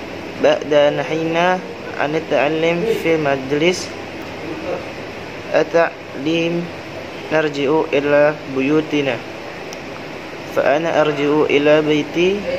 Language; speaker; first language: Arabic; non-native, learner; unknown